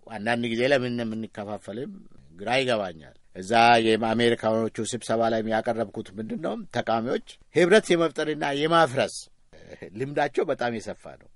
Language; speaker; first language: Amharic; non-native, local second language; Oromo